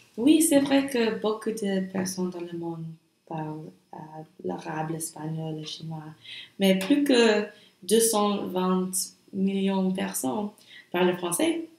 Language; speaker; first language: French; non-native, learner; English